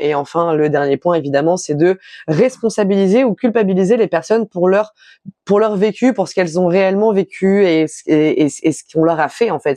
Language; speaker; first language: French; native; French